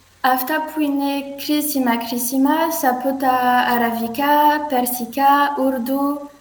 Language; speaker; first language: Greek; non-native, learner; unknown